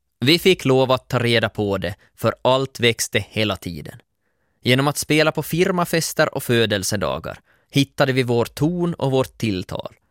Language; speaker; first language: Swedish; native; Swedish